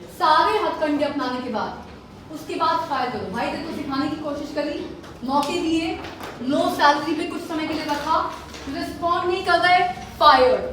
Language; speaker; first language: Hindi; native; Hindi